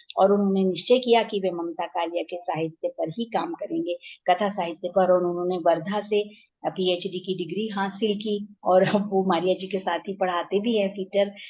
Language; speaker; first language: Hindi; native; Hindi